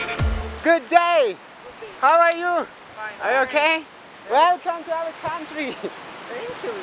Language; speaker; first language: English; non-native, learner; Tajik